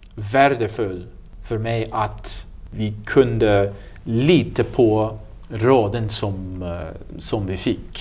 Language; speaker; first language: Swedish; non-native, learner; English